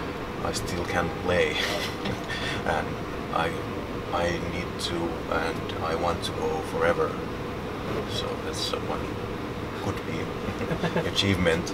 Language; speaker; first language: English; non-native, fluent; Finnish